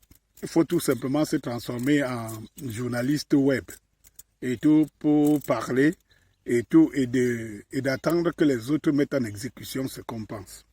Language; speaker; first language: French; native; French